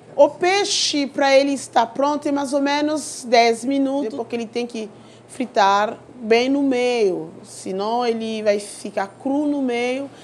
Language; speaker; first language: Portuguese; non-native, fluent; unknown